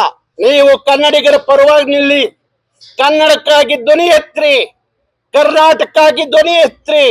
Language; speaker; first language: Kannada; native; Kannada